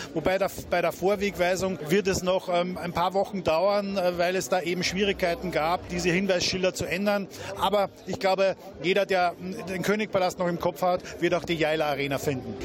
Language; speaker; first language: German; native; German